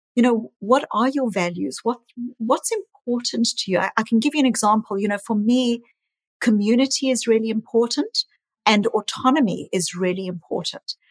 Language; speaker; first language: English; native; English